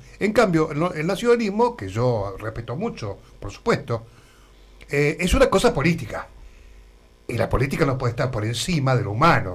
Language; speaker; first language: Spanish; native; Spanish